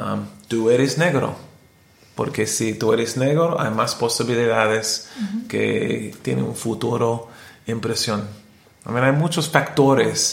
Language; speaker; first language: Spanish; non-native, learner; English